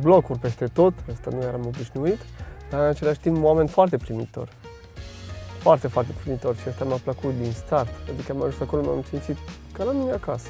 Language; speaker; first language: Romanian; non-native, fluent; French